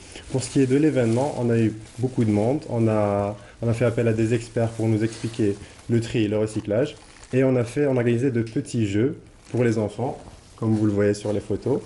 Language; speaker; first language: French; non-native, local second language; Arabic